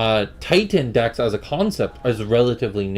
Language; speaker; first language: English; native; English